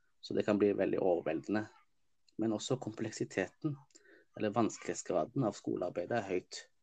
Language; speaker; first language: Norwegian; early bilingual, other home language; Somali